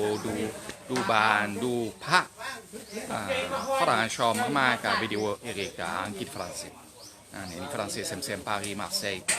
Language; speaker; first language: Thai; non-native, learner; French